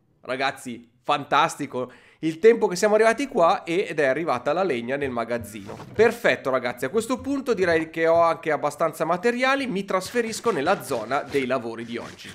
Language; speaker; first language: Italian; native; Italian